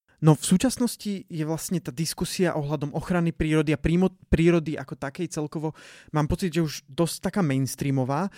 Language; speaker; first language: Slovak; native; Slovak